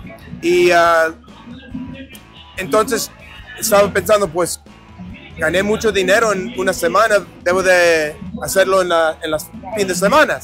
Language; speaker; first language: Spanish; non-native, fluent; English